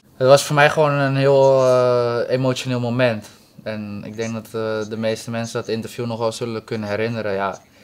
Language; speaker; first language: Dutch; native; Dutch